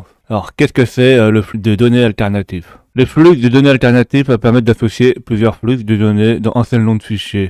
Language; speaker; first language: French; native; French